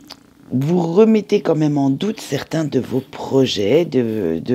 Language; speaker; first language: French; native; French